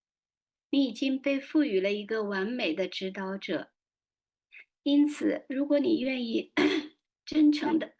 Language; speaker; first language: Chinese; native; Chinese